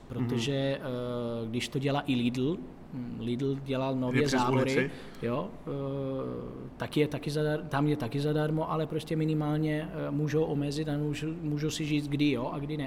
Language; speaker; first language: Czech; non-native, fluent; Italian